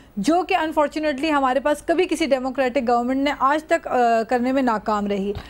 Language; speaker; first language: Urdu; native; Urdu